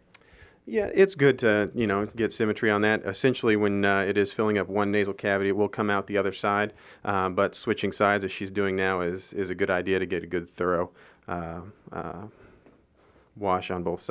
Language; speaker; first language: English; native; English